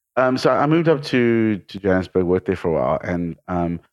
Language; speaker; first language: English; native; English